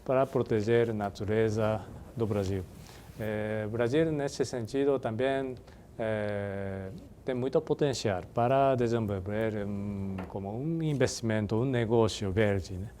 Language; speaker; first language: Portuguese; non-native, fluent; Japanese